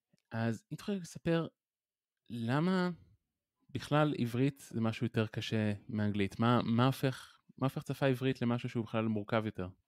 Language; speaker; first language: Hebrew; native; Hebrew